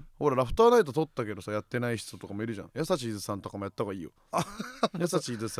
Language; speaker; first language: Japanese; native; Japanese